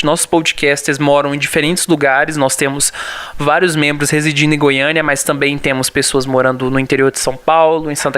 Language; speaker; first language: Portuguese; native; Portuguese